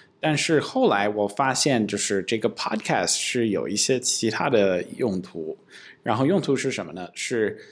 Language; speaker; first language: Chinese; non-native, fluent; English